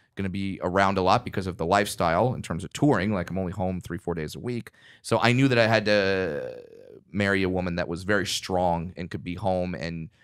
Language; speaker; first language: English; native; English